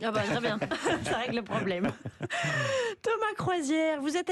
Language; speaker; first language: French; native; French